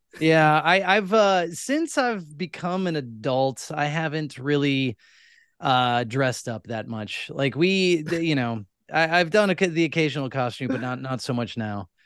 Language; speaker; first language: English; native; English